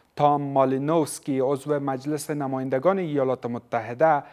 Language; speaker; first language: Persian; native; Persian